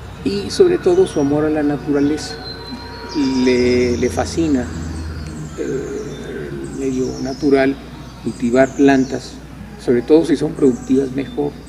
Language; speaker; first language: Spanish; native; Spanish